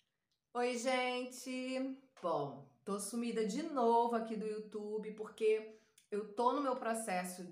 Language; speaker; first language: Portuguese; native; Portuguese